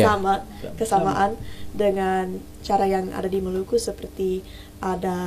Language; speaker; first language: Indonesian; early bilingual, heritage; English